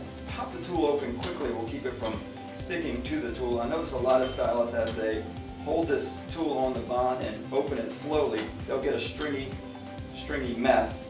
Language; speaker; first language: English; native; English